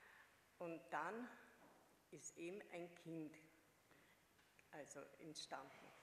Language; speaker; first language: German; non-native, fluent; Hungarian